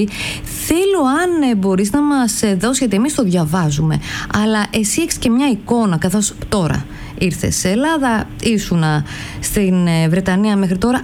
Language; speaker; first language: Greek; native; Greek